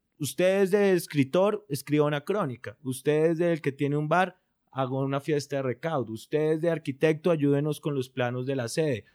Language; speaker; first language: Spanish; native; Spanish